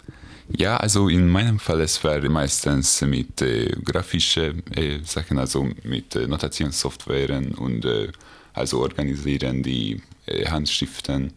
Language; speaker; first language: German; non-native, learner; Hungarian